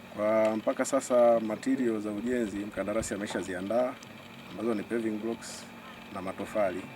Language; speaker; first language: Swahili; native; Swahili